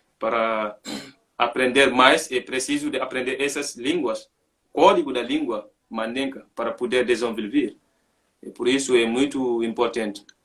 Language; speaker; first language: Portuguese; non-native, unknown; Mandingo